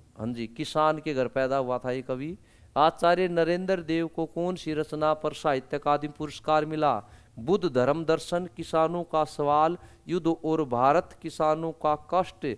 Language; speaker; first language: Hindi; native; Hindi